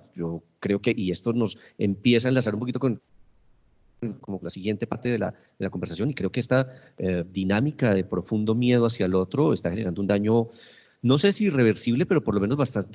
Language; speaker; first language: Spanish; native; Spanish